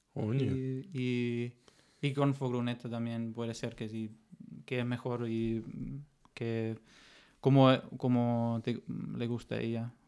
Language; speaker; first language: Spanish; non-native, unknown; German